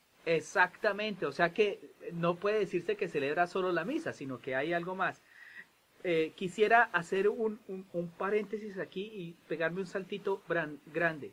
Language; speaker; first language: Spanish; native; Spanish